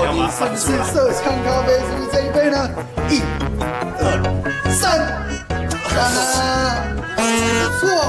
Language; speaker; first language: Chinese; native; Chinese